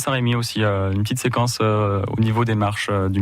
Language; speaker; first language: French; native; French